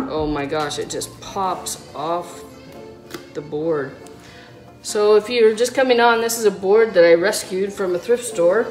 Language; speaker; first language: English; native; English